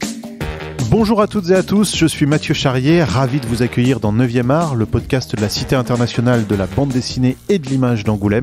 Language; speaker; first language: French; native; French